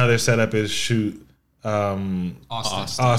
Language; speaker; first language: English; non-native, fluent; Spanish